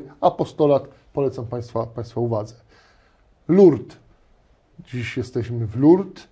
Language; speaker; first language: Polish; native; Polish